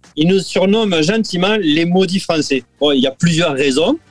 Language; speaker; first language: French; native; French